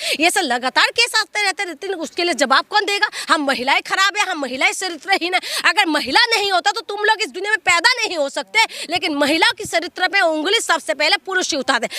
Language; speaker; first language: Hindi; non-native, local second language; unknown